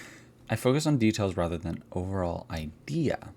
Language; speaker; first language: English; native; English